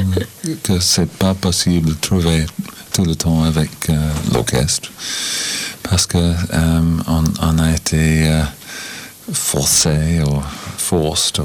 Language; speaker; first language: French; non-native, learner; English